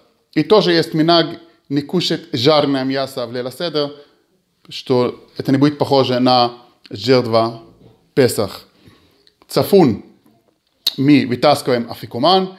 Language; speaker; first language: Russian; early bilingual, heritage; Hebrew